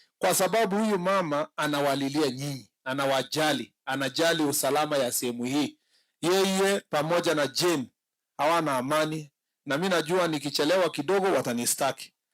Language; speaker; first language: Swahili; non-native, local second language; Kalenjin